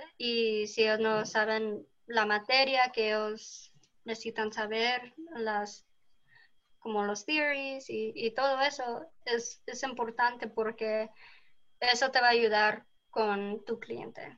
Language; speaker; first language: Spanish; early bilingual, heritage; Spanish